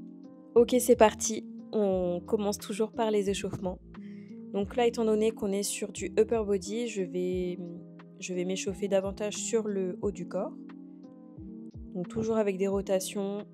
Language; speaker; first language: French; native; French